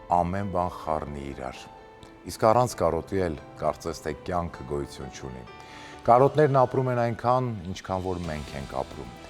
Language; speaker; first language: Armenian; native; Armenian